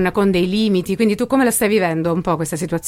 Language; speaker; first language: Italian; native; Italian